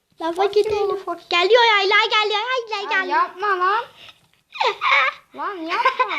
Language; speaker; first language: Turkish; native; Turkish